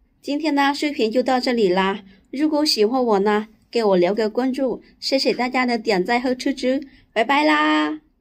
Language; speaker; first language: Chinese; non-native, fluent; Lao